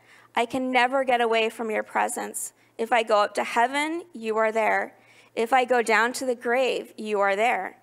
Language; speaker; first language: English; native; English